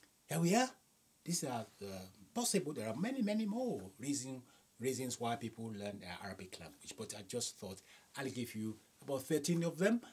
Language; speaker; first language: English; non-native, local second language; Yoruba